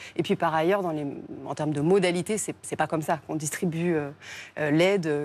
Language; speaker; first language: French; native; French